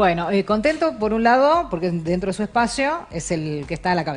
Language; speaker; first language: Spanish; native; Spanish